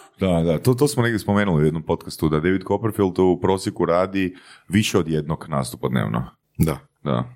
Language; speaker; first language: Croatian; native; Croatian